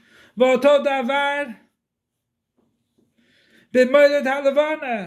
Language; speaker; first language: Hebrew; non-native, fluent; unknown